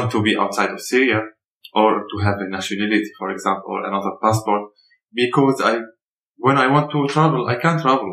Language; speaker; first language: English; non-native, learner; Arabic